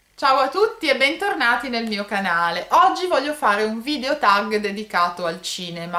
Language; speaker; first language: Italian; native; Italian